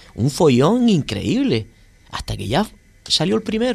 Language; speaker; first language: Spanish; native; Spanish